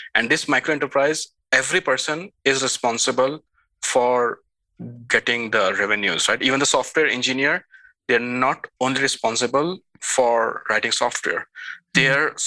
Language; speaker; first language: English; non-native, local second language; Hindi